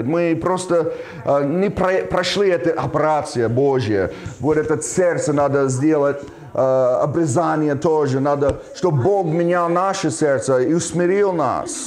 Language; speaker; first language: Russian; non-native, fluent; English